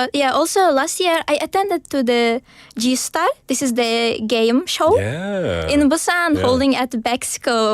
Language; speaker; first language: English; non-native, learner; Uzbek